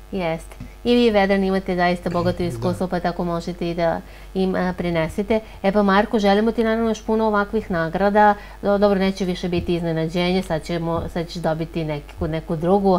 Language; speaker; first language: Serbian; native; Serbian